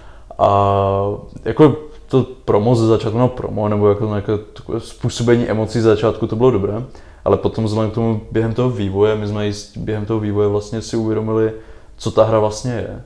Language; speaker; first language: Czech; native; Czech